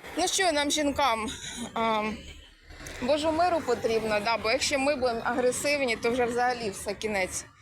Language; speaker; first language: Ukrainian; native; Ukrainian